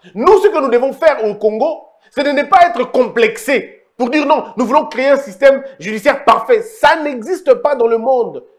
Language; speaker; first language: French; non-native, local second language; Lingala